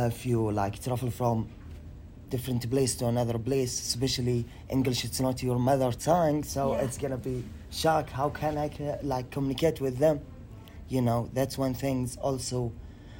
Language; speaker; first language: English; non-native, learner; Arabic